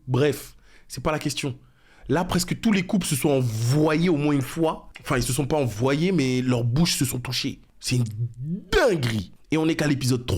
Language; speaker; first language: French; native; French